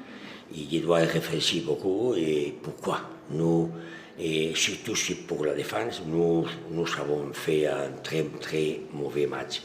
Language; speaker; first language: French; non-native, learner; Spanish